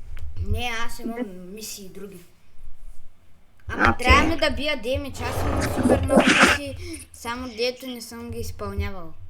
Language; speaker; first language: Bulgarian; native; Bulgarian